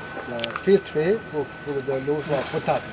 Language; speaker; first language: French; non-native, learner; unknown